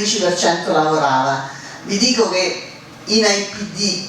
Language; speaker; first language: Italian; native; Italian